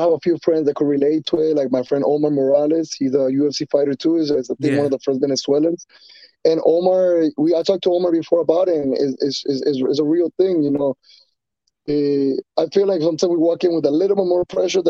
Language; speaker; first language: English; non-native, fluent; Spanish